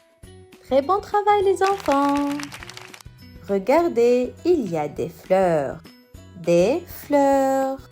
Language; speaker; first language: French; non-native, local second language; Arabic